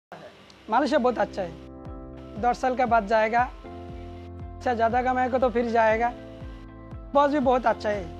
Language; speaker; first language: Hindi; non-native, learner; Bangla